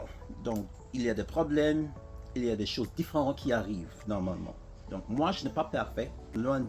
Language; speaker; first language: French; non-native, learner; English